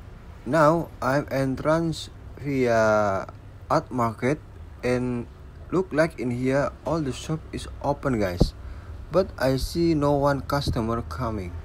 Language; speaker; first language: English; non-native, learner; Indonesian